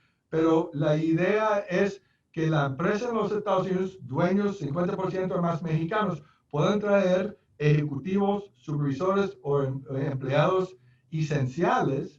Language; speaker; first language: Spanish; non-native, fluent; English